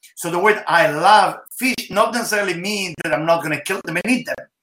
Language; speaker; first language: English; non-native, fluent; Hebrew